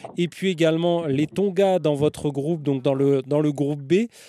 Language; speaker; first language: French; native; French